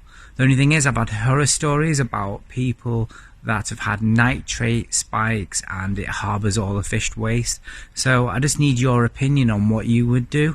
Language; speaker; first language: English; native; English